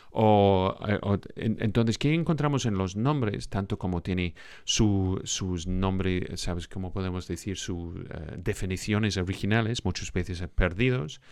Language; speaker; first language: Spanish; non-native, fluent; English